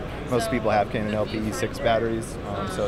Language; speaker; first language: English; native; English